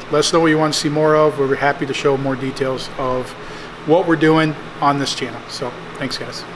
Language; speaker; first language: English; native; English